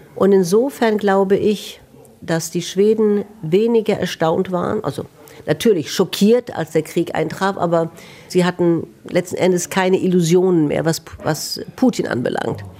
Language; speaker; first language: German; native; German